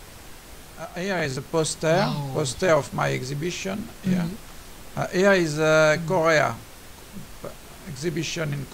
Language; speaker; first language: English; non-native, learner; French